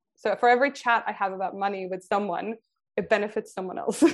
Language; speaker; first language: English; non-native, fluent; Swedish